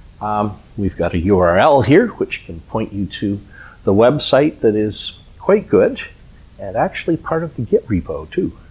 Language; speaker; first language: English; native; English